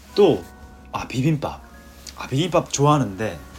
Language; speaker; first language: Korean; non-native, fluent; Japanese